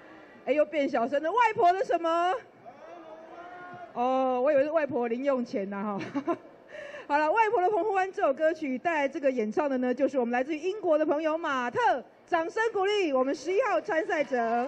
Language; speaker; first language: Chinese; native; Chinese